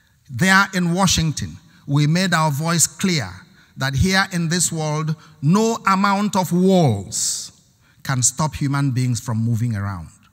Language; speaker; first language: English; non-native, local second language; Igbo